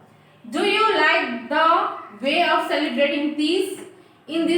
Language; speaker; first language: English; non-native, local second language; Nepali